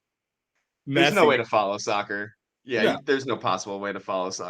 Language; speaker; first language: English; native; English